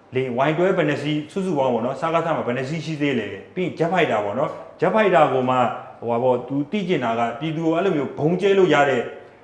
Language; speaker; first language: Burmese; native; Burmese